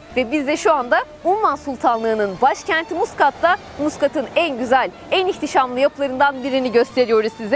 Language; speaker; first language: Turkish; native; Turkish